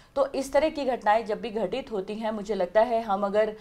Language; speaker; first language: Hindi; native; Hindi